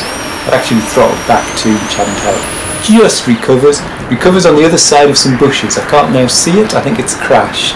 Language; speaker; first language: English; native; English